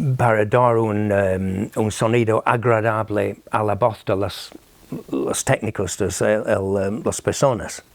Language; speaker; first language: Spanish; non-native, fluent; English